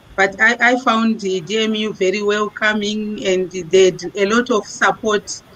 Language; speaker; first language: English; non-native, local second language; Shona